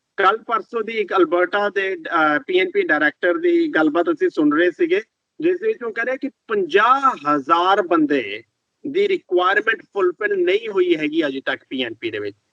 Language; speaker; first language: Punjabi; early bilingual, heritage; Punjabi